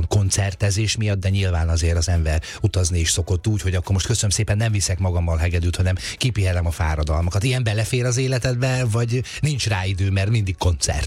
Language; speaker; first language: Hungarian; native; Hungarian